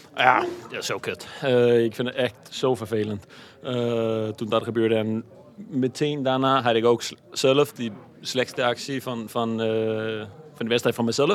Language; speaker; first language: Dutch; non-native, fluent; Danish